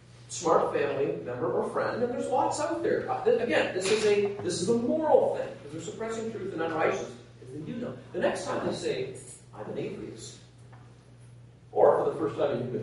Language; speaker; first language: English; native; English